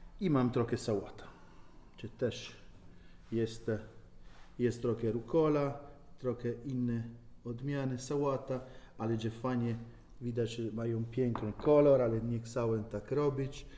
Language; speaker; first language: Polish; non-native, learner; Italian